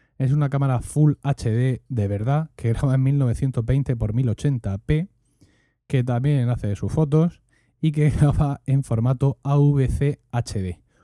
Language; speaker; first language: Spanish; native; Spanish